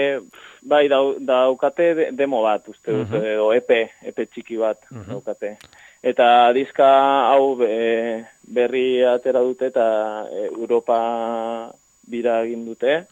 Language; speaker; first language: Basque; non-native, local second language; Spanish